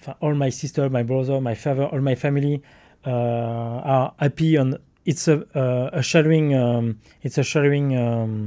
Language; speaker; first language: English; non-native, learner; French